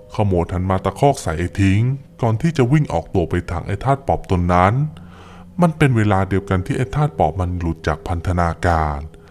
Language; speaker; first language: Thai; native; Thai